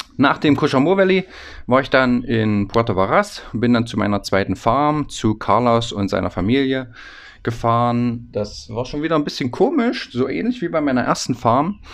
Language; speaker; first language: German; native; German